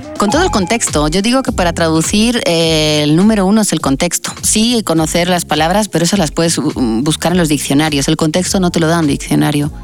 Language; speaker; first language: Spanish; native; Spanish